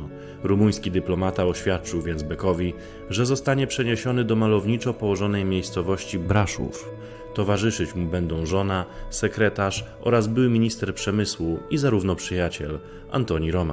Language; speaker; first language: Polish; native; Polish